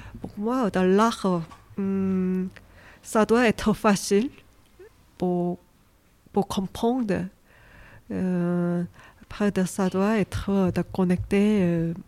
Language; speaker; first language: French; non-native, learner; Korean